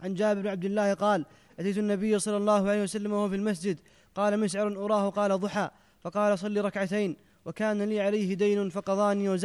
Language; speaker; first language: Arabic; native; Arabic